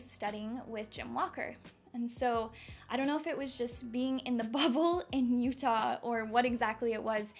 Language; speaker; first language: English; native; English